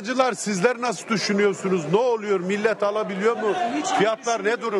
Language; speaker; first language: Turkish; native; Turkish